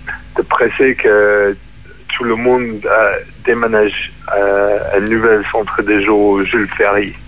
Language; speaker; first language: French; non-native, fluent; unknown